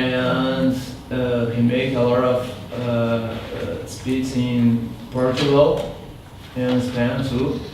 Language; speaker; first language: English; non-native, learner; Portuguese